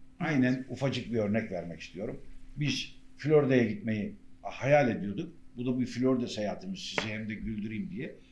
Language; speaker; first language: Turkish; native; Turkish